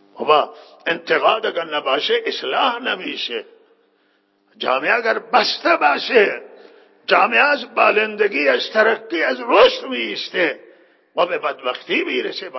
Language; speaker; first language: Persian; non-native, local second language; Baluchi